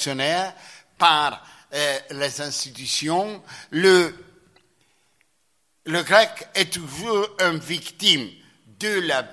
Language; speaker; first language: French; non-native, fluent; Greek